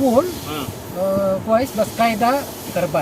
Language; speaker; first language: Arabic; non-native, learner; Filipino